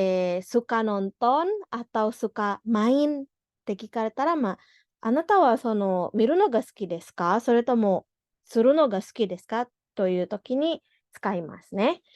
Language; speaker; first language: Japanese; non-native, fluent; Indonesian